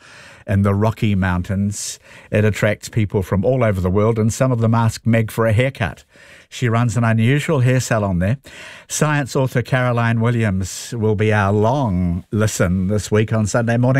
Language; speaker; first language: English; native; English